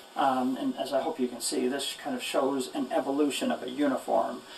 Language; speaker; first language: English; native; English